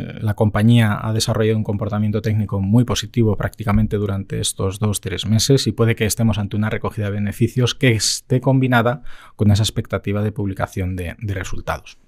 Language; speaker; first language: Spanish; native; Spanish